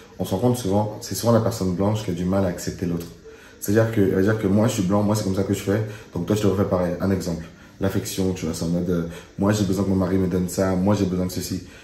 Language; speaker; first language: French; early bilingual, other home language; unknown